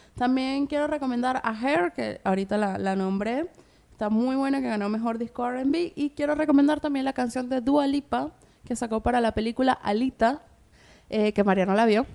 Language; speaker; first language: Spanish; native; Spanish